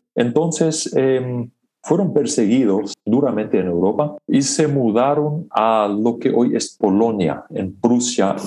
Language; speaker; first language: Spanish; non-native, local second language; Plautdietsch